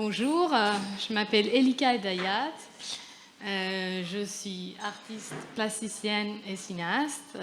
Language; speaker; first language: French; non-native, fluent; Persian